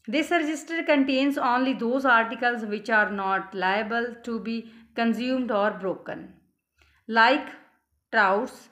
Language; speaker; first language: English; non-native, local second language; Punjabi